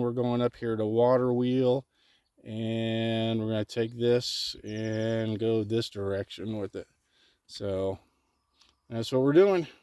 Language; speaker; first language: English; native; English